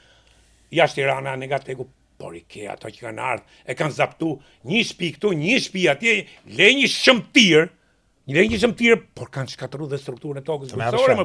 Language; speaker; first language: Albanian; native; Albanian